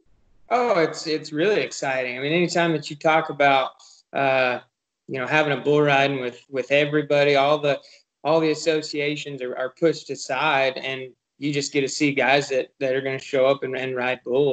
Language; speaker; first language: English; native; English